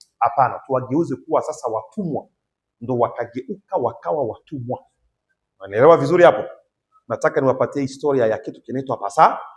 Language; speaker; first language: Swahili; native; Swahili